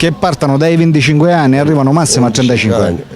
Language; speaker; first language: Italian; native; Italian